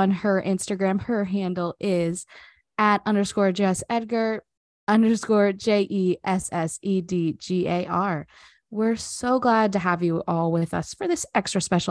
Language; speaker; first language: English; native; English